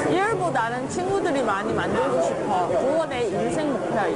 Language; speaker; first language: Korean; early bilingual, heritage; English